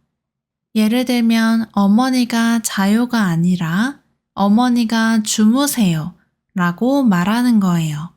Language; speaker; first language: Korean; native; Korean